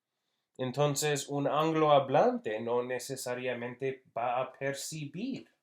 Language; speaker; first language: Spanish; non-native, fluent; English